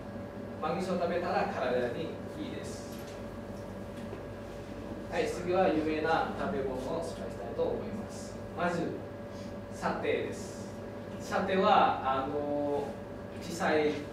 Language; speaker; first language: Japanese; non-native, learner; Indonesian